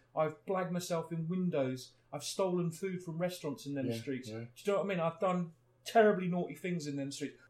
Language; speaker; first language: English; native; English